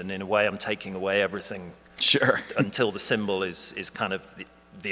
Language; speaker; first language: English; native; English